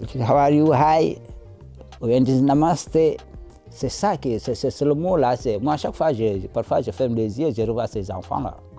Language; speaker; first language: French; non-native, local second language; Wolof